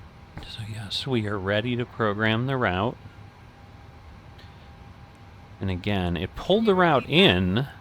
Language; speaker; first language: English; native; English